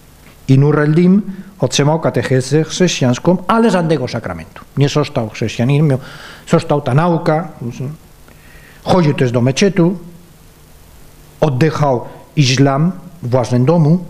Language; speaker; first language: Polish; non-native, fluent; Spanish